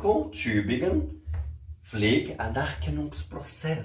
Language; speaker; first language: German; non-native, learner; Portuguese